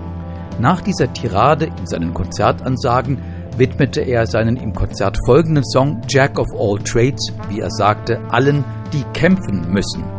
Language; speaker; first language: German; native; German